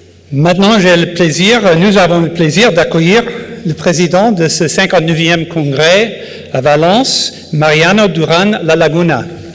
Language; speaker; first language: French; non-native, fluent; English